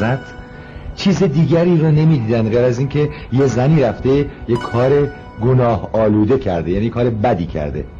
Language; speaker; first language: Persian; native; Persian